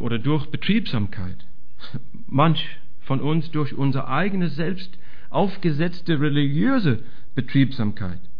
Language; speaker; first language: German; non-native, fluent; English